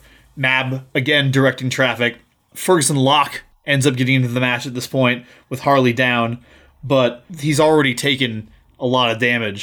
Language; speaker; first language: English; native; English